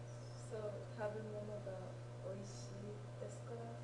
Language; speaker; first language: Japanese; non-native, learner; English